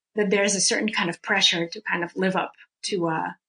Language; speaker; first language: English; early bilingual, other home language; Russian